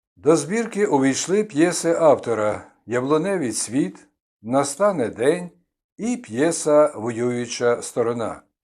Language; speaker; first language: Ukrainian; native; Ukrainian